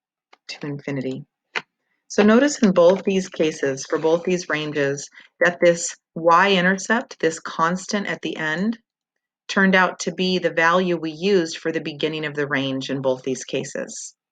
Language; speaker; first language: English; native; English